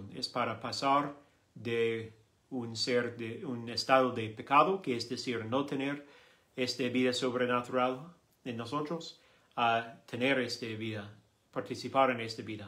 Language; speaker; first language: Spanish; non-native, learner; English